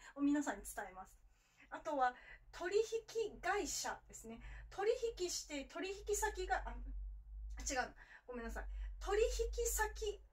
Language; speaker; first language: Japanese; native; Japanese